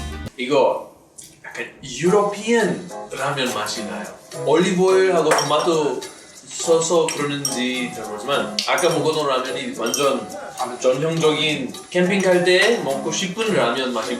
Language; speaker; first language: Korean; non-native, fluent; Greek